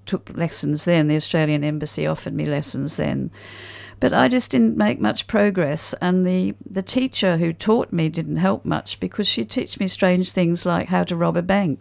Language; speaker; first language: English; native; English